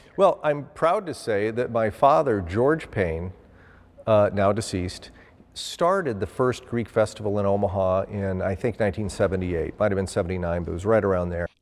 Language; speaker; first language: English; native; English